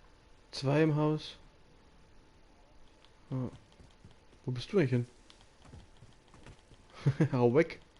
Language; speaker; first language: German; native; German